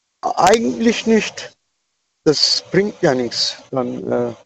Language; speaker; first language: German; non-native, fluent; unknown